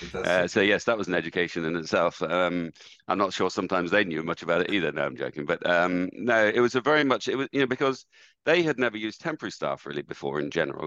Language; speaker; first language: English; native; English